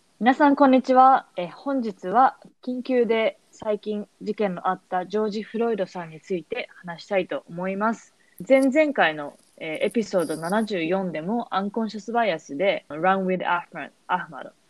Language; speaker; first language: Japanese; native; Japanese